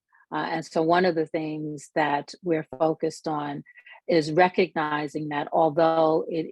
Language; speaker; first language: English; native; English